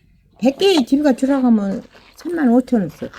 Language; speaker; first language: Korean; native; Korean